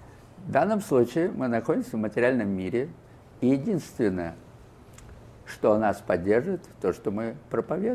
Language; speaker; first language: Russian; native; Russian